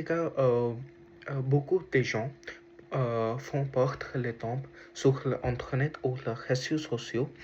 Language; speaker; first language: French; non-native, learner; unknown